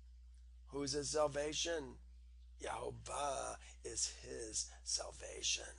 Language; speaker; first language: English; native; English